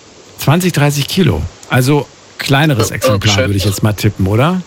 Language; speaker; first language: German; native; German